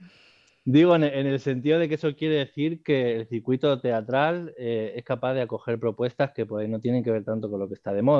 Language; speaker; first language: Spanish; native; Spanish